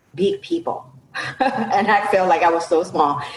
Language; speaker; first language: English; non-native, fluent; Lao